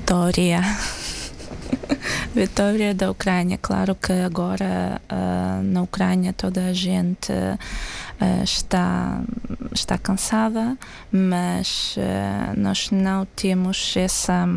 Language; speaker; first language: Portuguese; non-native, fluent; Ukrainian